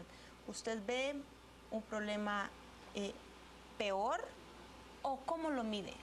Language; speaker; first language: Spanish; native; Spanish